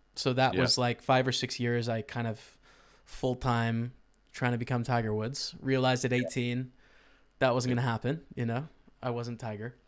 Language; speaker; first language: English; native; English